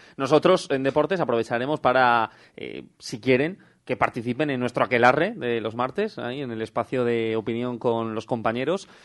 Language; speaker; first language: Spanish; native; Spanish